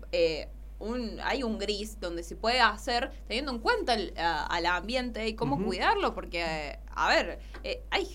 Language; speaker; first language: Spanish; native; Spanish